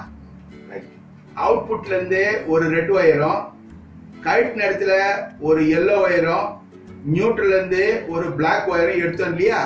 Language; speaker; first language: Tamil; native; Tamil